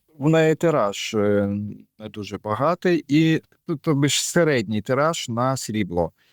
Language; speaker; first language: Ukrainian; native; Ukrainian